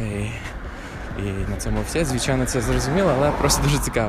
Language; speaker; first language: Ukrainian; non-native, fluent; English